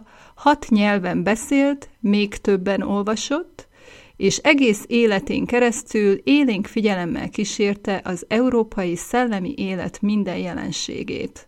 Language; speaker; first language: Hungarian; native; Hungarian